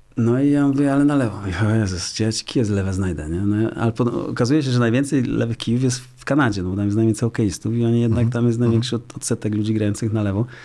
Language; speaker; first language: Polish; native; Polish